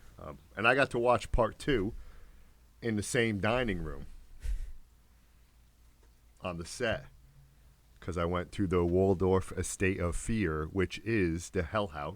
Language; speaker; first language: English; native; English